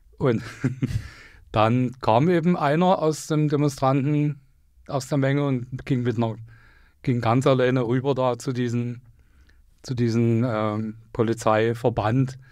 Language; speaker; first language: German; native; German